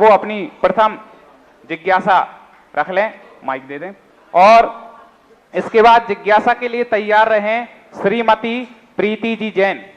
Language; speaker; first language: Hindi; native; Hindi